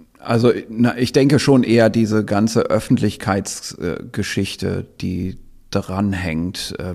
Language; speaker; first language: German; native; German